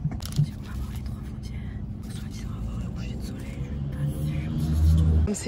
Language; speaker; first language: French; native; French